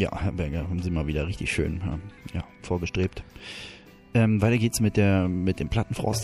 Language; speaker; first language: German; native; German